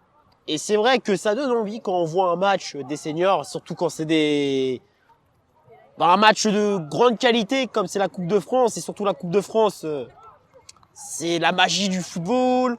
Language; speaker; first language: French; native; French